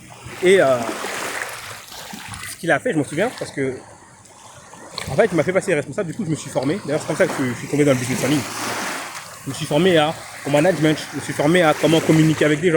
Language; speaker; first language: French; native; French